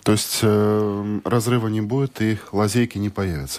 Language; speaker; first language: Russian; native; Russian